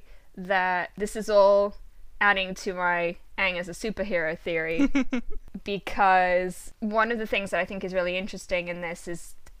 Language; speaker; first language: English; native; English